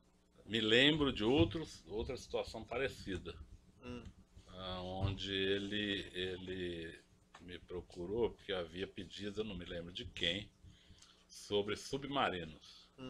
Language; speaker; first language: Portuguese; native; Portuguese